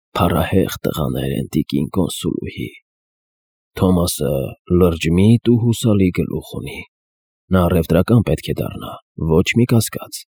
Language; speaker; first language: Armenian; native; Armenian